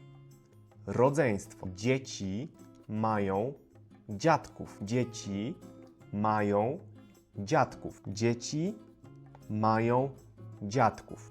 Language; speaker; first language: Polish; native; Polish